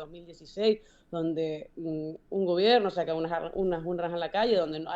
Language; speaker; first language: Spanish; native; Spanish